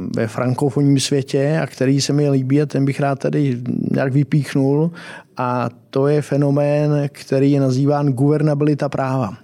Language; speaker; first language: Czech; native; Czech